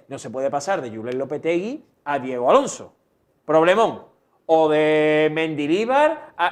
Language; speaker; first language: Spanish; native; Spanish